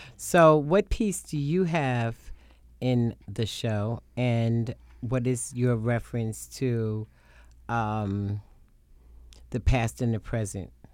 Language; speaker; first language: English; native; English